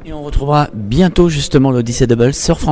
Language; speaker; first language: French; native; French